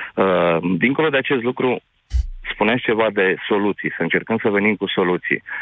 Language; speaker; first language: Romanian; native; Romanian